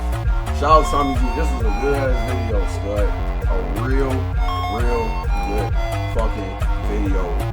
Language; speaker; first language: English; native; English